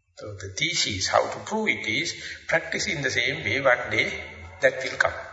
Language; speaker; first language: English; non-native, local second language; Sinhala